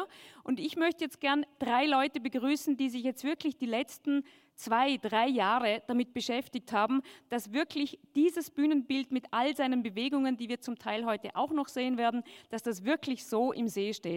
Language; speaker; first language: German; native; German